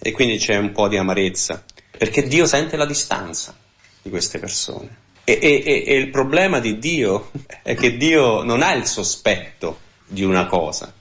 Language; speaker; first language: Italian; native; Italian